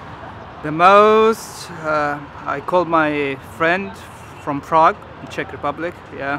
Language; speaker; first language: English; non-native, learner; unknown